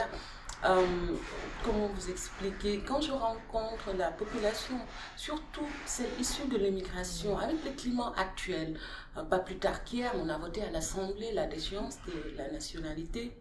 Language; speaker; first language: French; non-native, local second language; Wolof